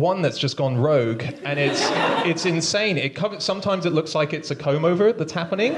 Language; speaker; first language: English; non-native, local second language; Cantonese